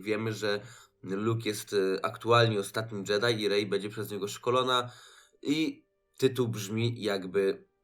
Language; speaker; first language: Polish; native; Polish